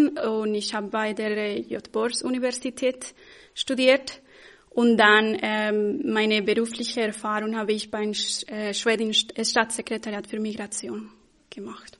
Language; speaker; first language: German; non-native, fluent; Spanish